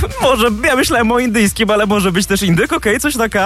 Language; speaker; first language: Polish; native; Polish